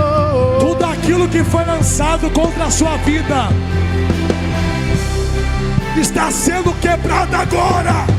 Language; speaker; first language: Portuguese; native; Portuguese